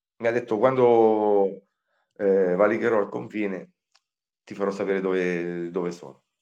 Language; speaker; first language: Italian; native; Italian